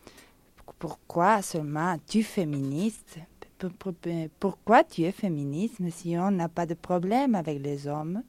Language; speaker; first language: French; non-native, fluent; Spanish